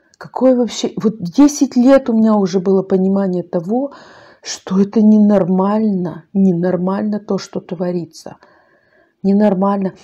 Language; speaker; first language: Russian; native; Russian